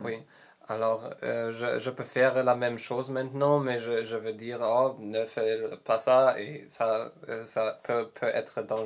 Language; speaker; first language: French; non-native, learner; Polish